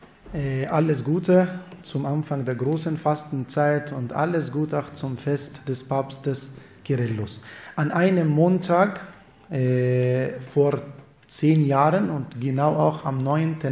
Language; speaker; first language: German; non-native, fluent; Arabic